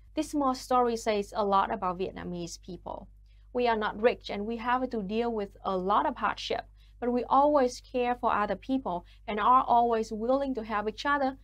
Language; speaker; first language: English; non-native, fluent; Vietnamese